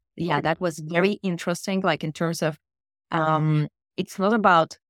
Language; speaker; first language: English; non-native, fluent; Russian